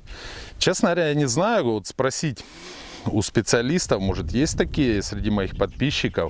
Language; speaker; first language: Russian; native; Russian